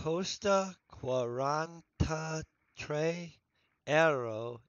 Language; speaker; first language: Italian; non-native, learner; English